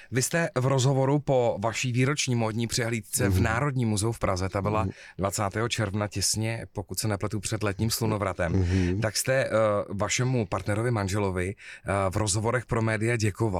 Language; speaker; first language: Czech; native; Czech